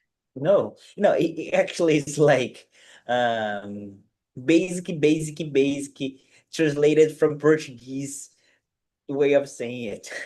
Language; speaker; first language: English; non-native, fluent; Portuguese